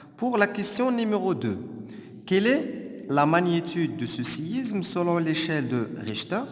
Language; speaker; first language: French; non-native, local second language; Arabic